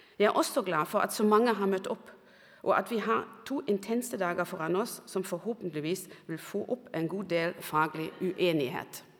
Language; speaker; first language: Norwegian; non-native, fluent; German